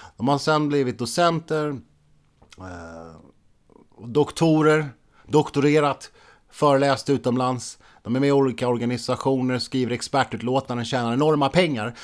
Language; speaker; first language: Swedish; native; Swedish